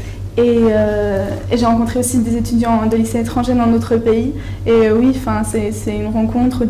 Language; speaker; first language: French; non-native, fluent; Spanish